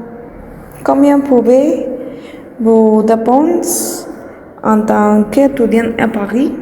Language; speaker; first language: French; non-native, learner; Spanish